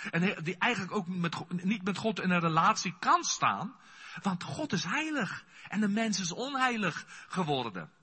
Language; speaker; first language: Dutch; non-native, fluent; Afrikaans